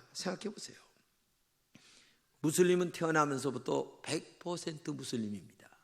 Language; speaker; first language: Korean; native; Korean